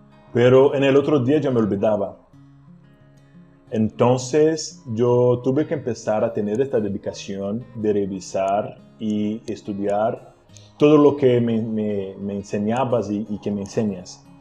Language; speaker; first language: Spanish; non-native, fluent; Portuguese